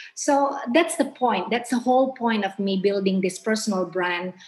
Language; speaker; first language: English; non-native, fluent; Indonesian